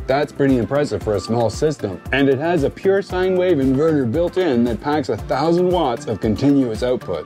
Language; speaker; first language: English; native; English